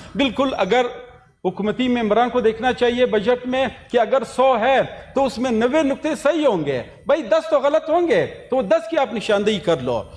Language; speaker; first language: Urdu; non-native, local second language; Pashto